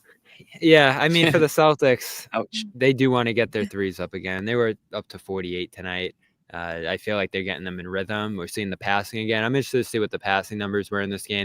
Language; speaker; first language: English; native; English